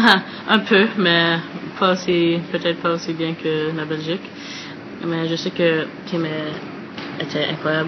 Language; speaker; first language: French; non-native, fluent; English